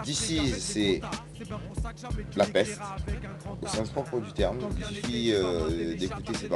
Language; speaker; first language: French; native; French